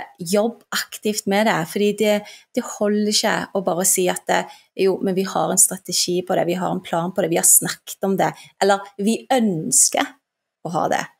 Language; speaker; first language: Norwegian; early bilingual, other home language; Turkish